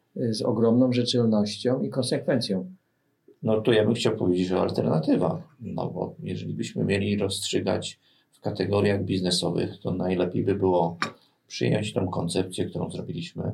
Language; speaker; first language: Polish; native; Polish